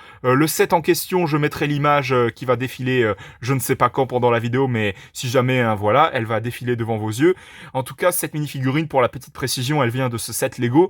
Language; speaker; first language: French; native; French